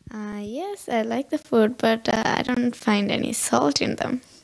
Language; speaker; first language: English; non-native, learner; Divehi